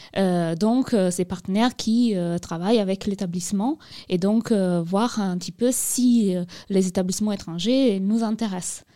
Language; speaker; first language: French; non-native, fluent; Italian